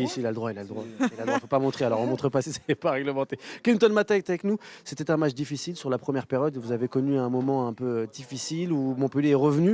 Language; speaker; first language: French; native; French